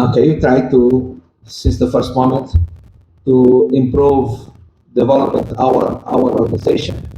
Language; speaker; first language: English; non-native, learner; Portuguese